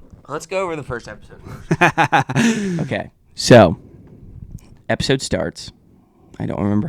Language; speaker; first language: English; native; English